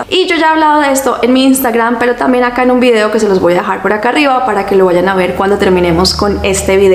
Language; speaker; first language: Spanish; native; Spanish